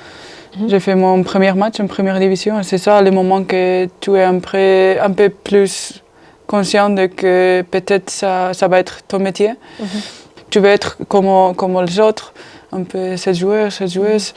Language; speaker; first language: French; non-native, fluent; Spanish